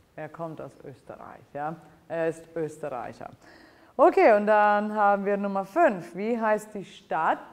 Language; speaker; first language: German; non-native, fluent; English